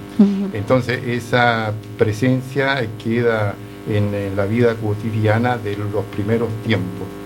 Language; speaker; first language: Spanish; native; Spanish